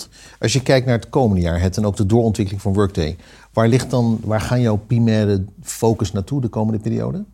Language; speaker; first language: Dutch; native; Dutch